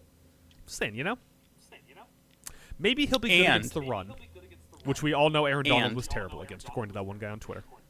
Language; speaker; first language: English; native; English